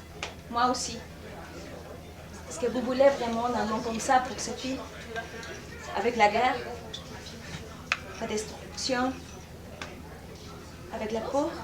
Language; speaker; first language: French; non-native, fluent; Spanish